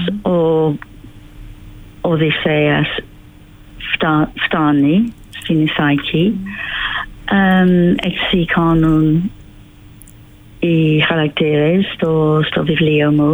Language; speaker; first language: Greek; non-native, fluent; English